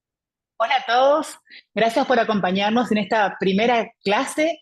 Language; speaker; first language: Spanish; native; Spanish